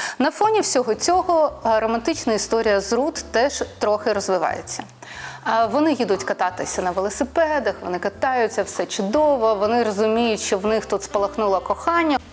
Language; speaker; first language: Ukrainian; non-native, local second language; Russian